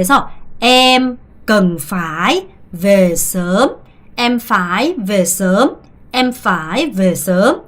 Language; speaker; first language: Vietnamese; non-native, fluent; Korean